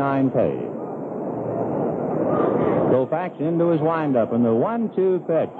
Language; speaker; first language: English; native; English